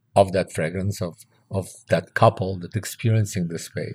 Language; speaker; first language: English; early bilingual, other home language; Russian